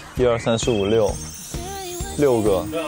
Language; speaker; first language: Chinese; native; Chinese